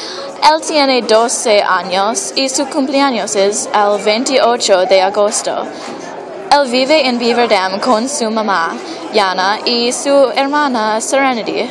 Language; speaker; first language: Spanish; non-native, learner; English